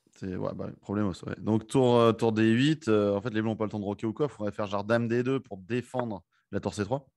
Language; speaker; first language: French; native; French